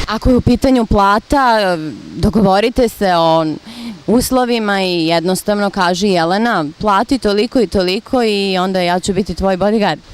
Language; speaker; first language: Bosnian; native; Bosnian